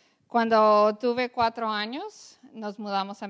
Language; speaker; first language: Spanish; early bilingual, heritage; English